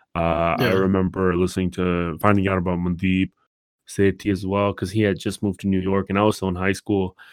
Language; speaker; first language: English; native; English